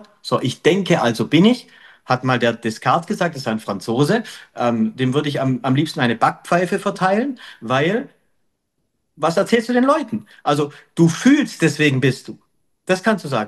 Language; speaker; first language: German; native; German